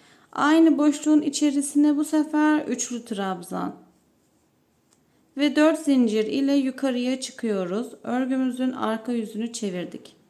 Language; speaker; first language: Turkish; native; Turkish